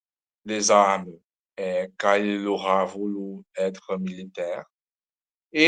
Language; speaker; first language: French; non-native, learner; Portuguese